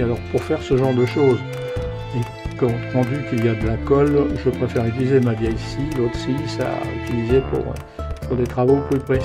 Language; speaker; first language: French; native; French